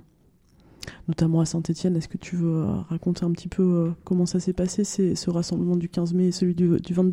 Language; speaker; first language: French; native; French